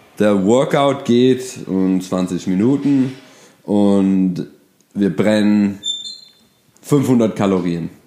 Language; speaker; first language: German; non-native, fluent; English